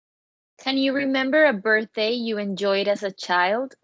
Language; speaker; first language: English; non-native, learner; Spanish